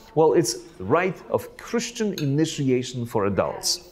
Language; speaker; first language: English; non-native, fluent; Polish